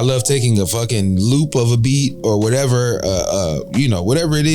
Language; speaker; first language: English; native; English